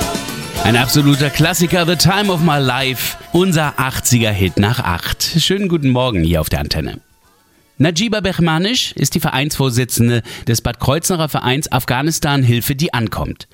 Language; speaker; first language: German; native; German